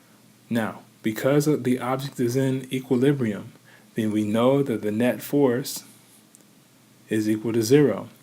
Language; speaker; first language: English; native; English